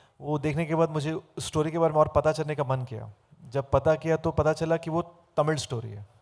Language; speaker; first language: Hindi; non-native, fluent; Telugu